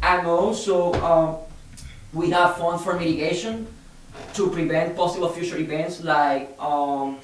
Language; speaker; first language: English; non-native, fluent; Spanish